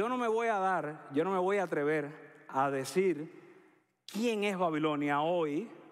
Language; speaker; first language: Spanish; native; Spanish